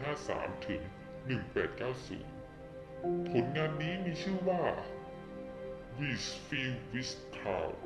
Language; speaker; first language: Thai; native; Thai